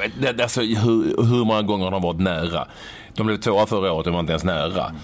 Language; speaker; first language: Swedish; native; Swedish